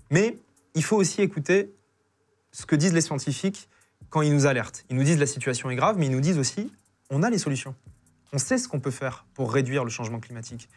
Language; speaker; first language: French; native; French